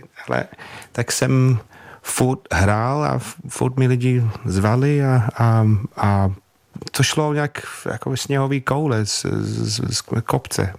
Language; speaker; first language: Czech; non-native, fluent; English